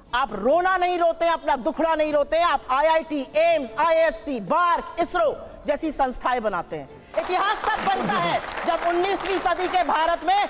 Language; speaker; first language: Hindi; native; Hindi